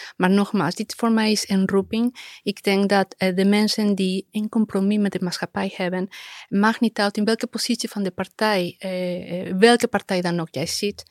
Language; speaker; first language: Dutch; non-native, fluent; Spanish